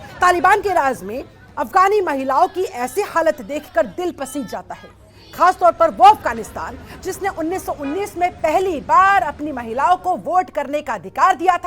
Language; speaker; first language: Hindi; native; Hindi